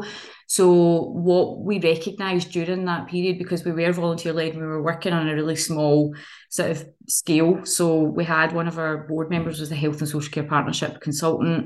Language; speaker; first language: English; native; English